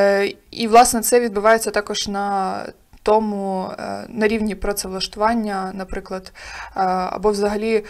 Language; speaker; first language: Ukrainian; native; Ukrainian